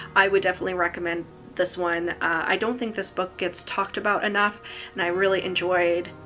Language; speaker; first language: English; native; English